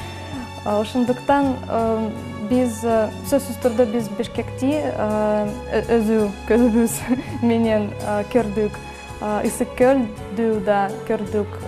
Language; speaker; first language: Kyrgyz; non-native, learner; Russian